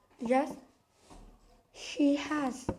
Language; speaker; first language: English; non-native, learner; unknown